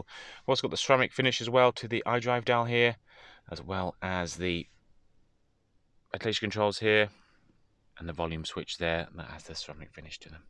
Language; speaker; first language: English; native; English